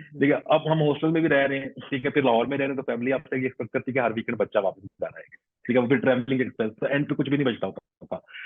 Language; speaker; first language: Urdu; non-native, local second language; Punjabi